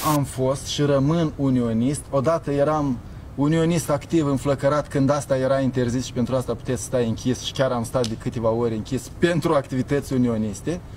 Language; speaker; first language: Romanian; native; Romanian